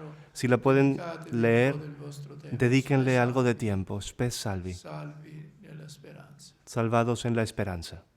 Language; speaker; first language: Spanish; non-native, fluent; Italian